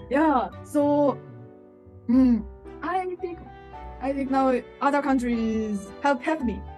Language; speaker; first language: English; non-native, learner; Japanese